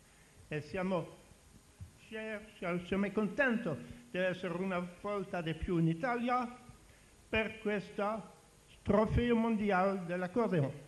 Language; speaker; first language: Italian; non-native, learner; French